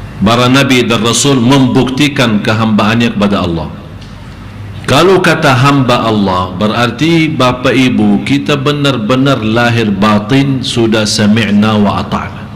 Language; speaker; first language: Malay; non-native, fluent; Arabic